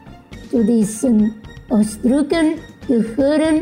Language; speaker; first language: German; non-native, fluent; Indonesian